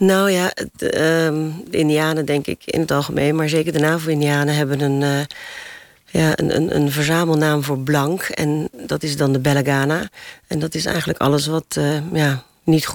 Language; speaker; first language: Dutch; native; Dutch